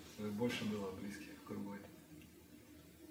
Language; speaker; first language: Russian; native; Russian